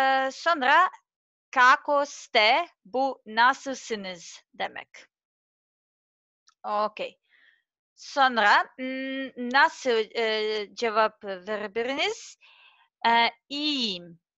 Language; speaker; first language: Turkish; non-native, learner; Serbian